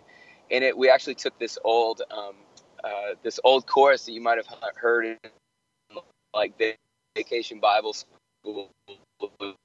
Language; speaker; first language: English; native; English